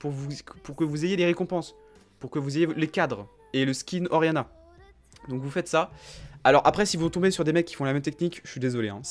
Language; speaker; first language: French; native; French